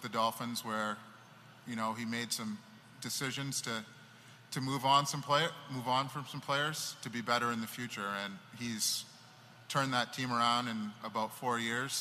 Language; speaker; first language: English; native; English